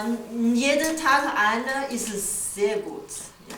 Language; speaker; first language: German; non-native, learner; Mongolian